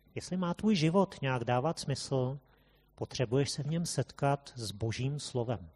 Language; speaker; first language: Czech; native; Czech